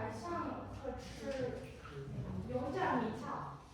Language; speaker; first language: Chinese; non-native, learner; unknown